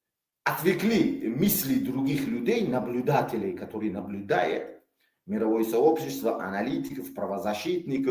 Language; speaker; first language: Russian; non-native, local second language; Tajik